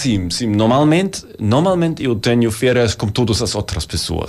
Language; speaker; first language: Portuguese; non-native, learner; German